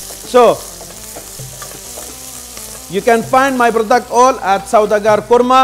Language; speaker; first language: English; non-native, local second language; Malay